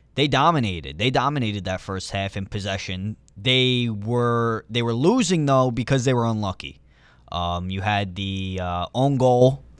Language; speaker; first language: English; early bilingual, other home language; Italian